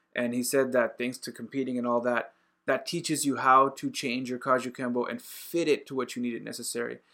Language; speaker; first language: English; native; English